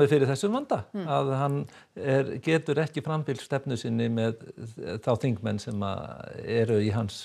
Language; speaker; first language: Icelandic; native; Icelandic